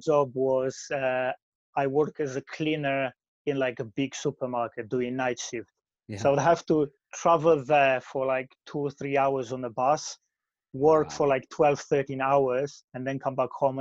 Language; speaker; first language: English; non-native, fluent; Polish